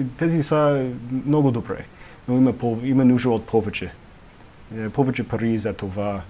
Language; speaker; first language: Bulgarian; non-native, learner; English